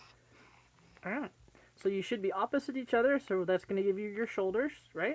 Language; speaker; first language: English; native; English